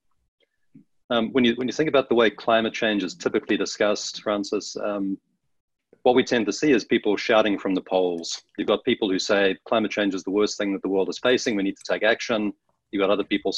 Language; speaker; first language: English; native; English